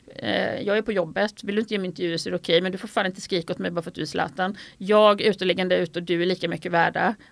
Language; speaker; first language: Swedish; native; Swedish